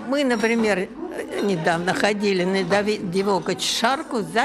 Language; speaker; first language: Czech; non-native, learner; Russian